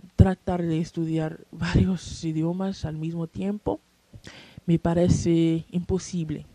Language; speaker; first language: Spanish; non-native, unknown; English